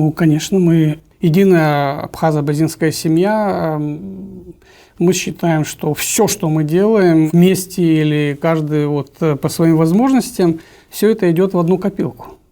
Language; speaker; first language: Russian; non-native, local second language; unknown